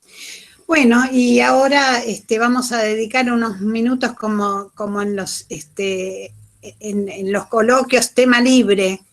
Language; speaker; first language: Spanish; native; Spanish